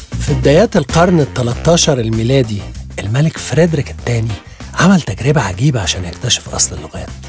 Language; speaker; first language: Arabic; native; Arabic